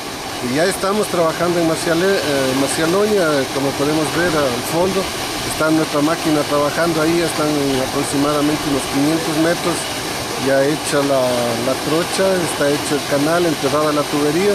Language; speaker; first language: Spanish; native; Spanish